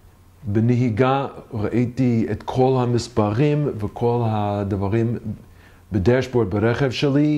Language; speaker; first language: Hebrew; non-native, learner; English